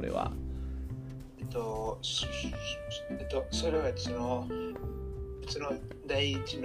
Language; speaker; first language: Japanese; non-native, learner; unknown